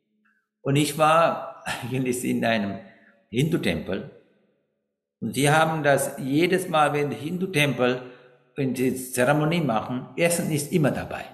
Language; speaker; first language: German; non-native, fluent; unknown